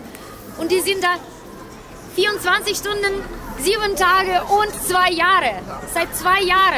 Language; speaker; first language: German; early bilingual, heritage; Ukrainian